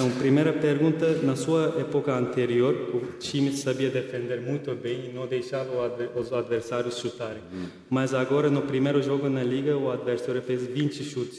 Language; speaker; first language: Portuguese; non-native, fluent; Turkish